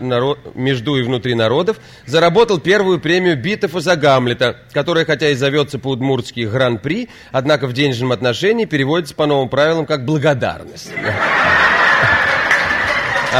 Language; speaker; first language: Russian; native; Russian